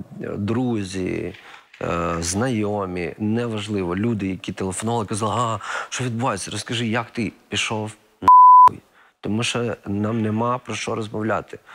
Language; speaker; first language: Ukrainian; native; Ukrainian